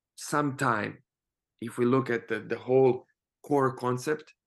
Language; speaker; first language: English; non-native, fluent; Croatian